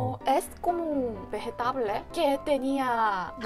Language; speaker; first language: Spanish; non-native, learner; Korean